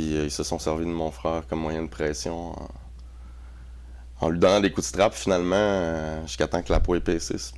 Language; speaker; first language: French; native; French